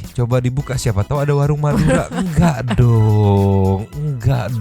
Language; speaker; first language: Indonesian; native; Indonesian